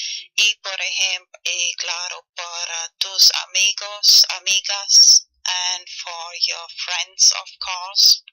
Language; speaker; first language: Spanish; non-native, learner; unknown